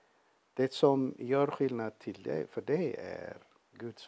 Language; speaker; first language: Swedish; non-native, fluent; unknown